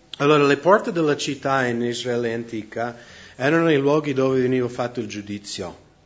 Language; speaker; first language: Italian; non-native, fluent; English